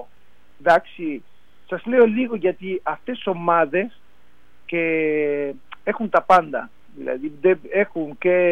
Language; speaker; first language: Greek; non-native, fluent; Spanish